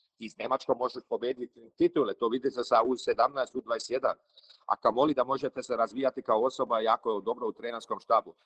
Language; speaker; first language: Croatian; early bilingual, heritage; Croatian